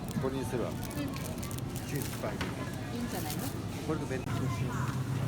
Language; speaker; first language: Japanese; native; Japanese